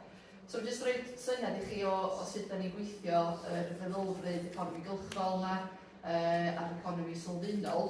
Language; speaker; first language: Welsh; native; Welsh